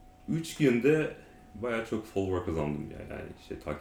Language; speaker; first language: Turkish; non-native, learner; Japanese